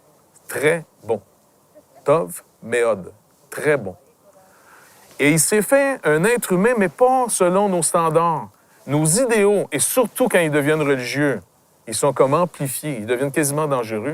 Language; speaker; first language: French; native; French